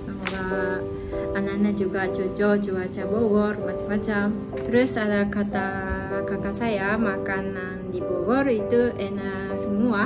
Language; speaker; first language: Indonesian; non-native, fluent; Japanese